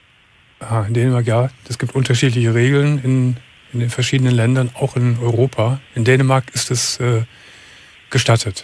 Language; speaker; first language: German; native; German